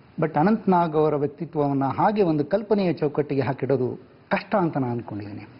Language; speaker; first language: Kannada; native; Kannada